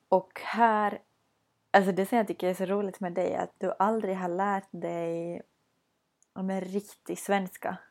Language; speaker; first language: Swedish; native; Swedish